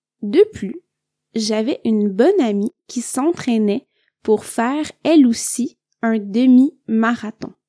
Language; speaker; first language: French; native; French